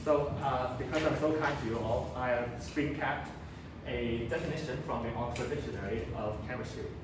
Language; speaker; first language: English; non-native, local second language; Chinese